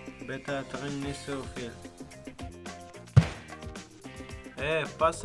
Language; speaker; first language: German; non-native, learner; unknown